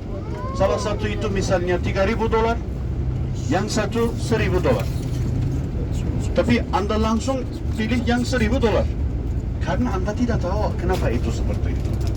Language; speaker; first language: Indonesian; non-native, fluent; Turkish